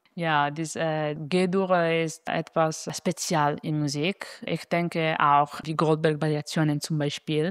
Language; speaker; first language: German; non-native, fluent; Italian